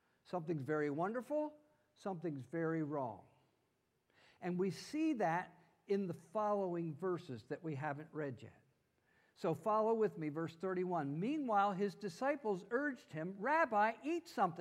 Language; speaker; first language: English; native; English